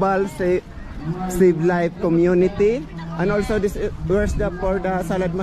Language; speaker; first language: English; non-native, local second language; Filipino